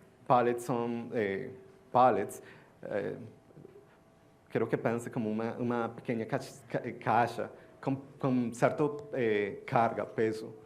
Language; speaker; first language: Portuguese; non-native, learner; Spanish